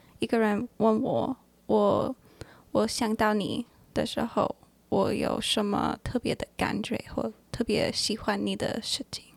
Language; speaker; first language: Chinese; non-native, learner; English